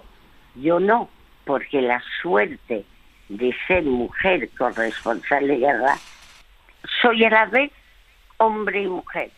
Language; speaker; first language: Spanish; early bilingual, other home language; French